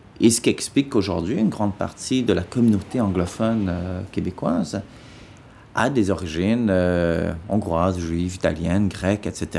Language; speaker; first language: French; non-native, local second language; English